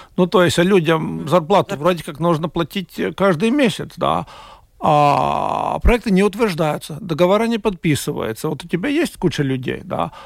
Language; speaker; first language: Russian; non-native, local second language; Latvian